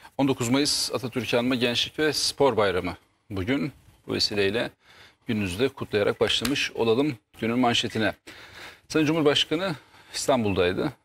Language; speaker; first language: Turkish; native; Turkish